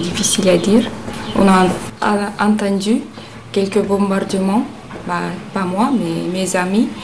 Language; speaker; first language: French; non-native, learner; Romanian